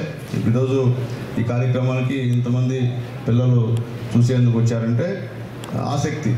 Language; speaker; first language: Telugu; native; Telugu